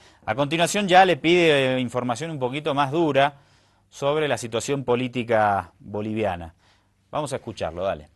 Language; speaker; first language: Spanish; native; Spanish